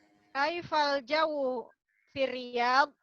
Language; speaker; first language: Arabic; non-native, learner; Indonesian